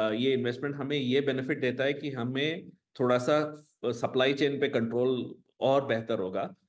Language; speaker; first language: Hindi; non-native, local second language; Tamil